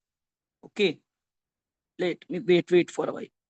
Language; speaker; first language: English; non-native, fluent; Hindi